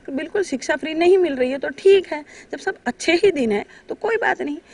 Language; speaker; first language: Hindi; native; Hindi